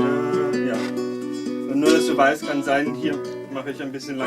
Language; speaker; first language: German; non-native, fluent; Russian